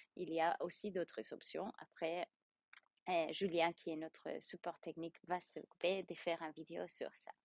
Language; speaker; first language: French; non-native, fluent; Spanish